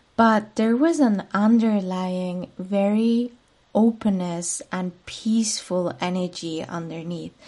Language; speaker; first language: English; non-native, fluent; Spanish